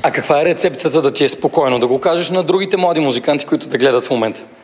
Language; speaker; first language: Bulgarian; native; Bulgarian